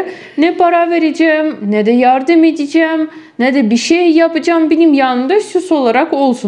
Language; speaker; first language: Turkish; non-native, fluent; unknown